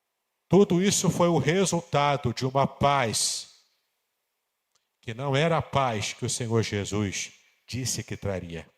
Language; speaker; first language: Portuguese; native; Portuguese